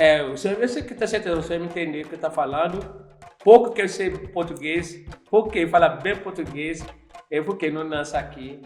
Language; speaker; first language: Portuguese; non-native, learner; Yoruba